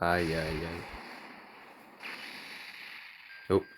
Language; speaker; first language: French; native; French